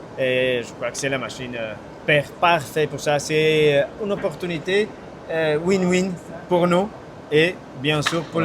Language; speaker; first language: French; non-native, fluent; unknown